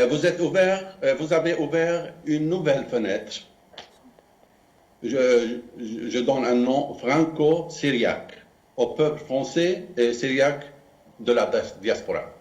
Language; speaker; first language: French; non-native, fluent; Arabic